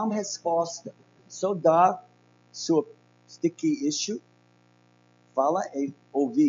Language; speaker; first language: Portuguese; non-native, learner; English